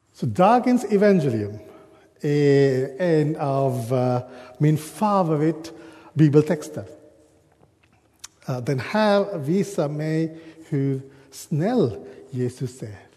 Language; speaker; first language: Swedish; non-native, learner; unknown